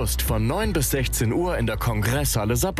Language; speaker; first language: German; native; German